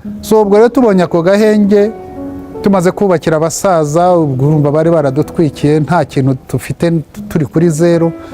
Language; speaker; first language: Kinyarwanda; early bilingual, heritage; Kinyarwanda